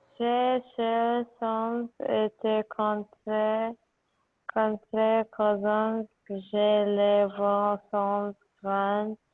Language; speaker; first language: French; non-native, learner; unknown